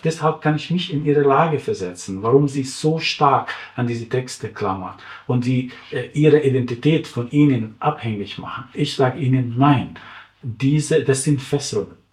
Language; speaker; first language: German; non-native, fluent; Arabic